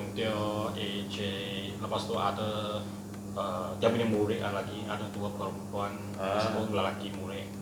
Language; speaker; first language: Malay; non-native, local second language; Chinese